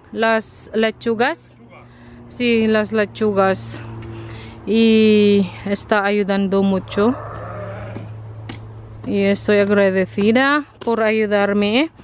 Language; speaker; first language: Spanish; non-native, learner; Filipino